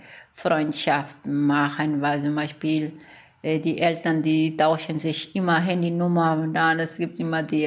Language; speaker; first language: German; non-native, learner; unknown